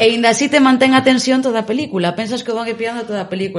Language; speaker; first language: Spanish; native; Spanish